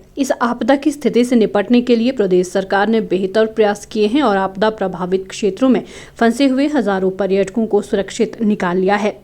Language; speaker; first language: Hindi; native; Hindi